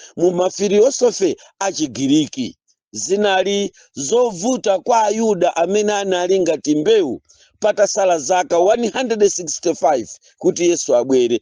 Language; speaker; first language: Nyanja; non-native, local second language; Yao